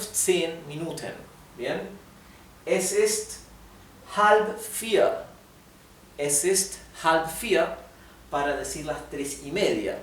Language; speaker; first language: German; non-native, fluent; Spanish